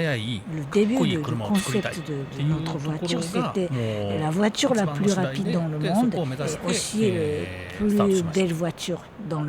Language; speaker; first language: French; non-native, fluent; Japanese